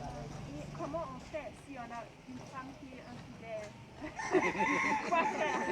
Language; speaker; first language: French; non-native, fluent; German